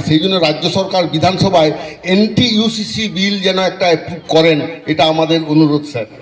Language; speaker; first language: Bangla; non-native, local second language; Santali